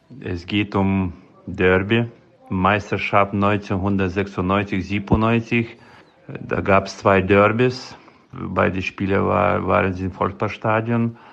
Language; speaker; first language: German; non-native, fluent; Lithuanian